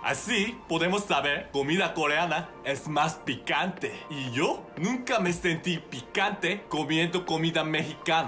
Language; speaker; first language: Spanish; non-native, learner; Korean